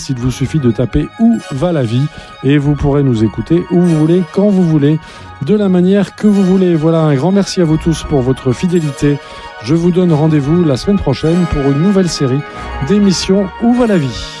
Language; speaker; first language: French; native; French